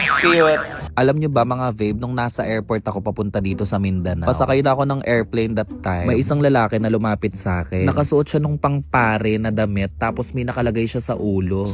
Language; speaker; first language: Filipino; native; Filipino